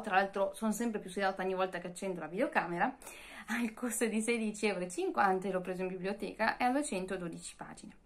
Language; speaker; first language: Italian; native; Italian